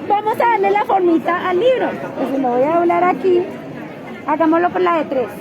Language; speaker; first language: Spanish; native; Spanish